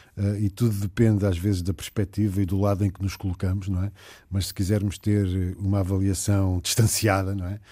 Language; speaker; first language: Portuguese; native; Portuguese